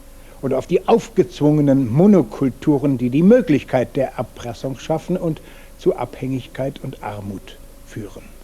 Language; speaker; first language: German; native; German